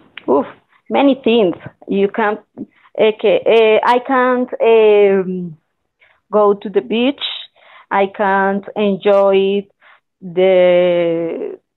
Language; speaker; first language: English; non-native, learner; Spanish